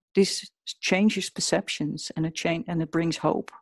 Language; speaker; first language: English; non-native, fluent; Dutch